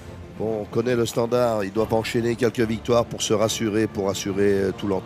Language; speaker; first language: French; native; French